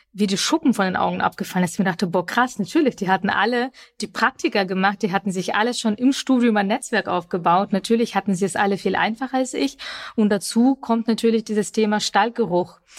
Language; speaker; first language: German; early bilingual, other home language; Russian